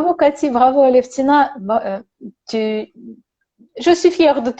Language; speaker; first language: French; non-native, learner; Russian